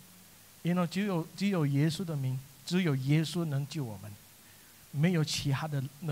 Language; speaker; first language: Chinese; non-native, local second language; English